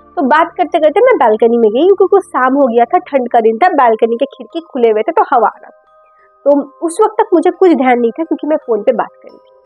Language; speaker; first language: Hindi; non-native, local second language; Bangla